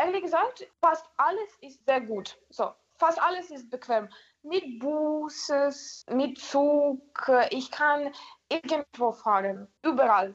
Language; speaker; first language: German; non-native, learner; Ukrainian